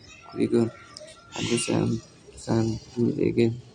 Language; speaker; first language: Korean; non-native, learner; Nepali